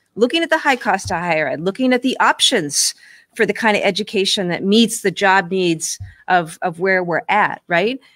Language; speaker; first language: English; native; English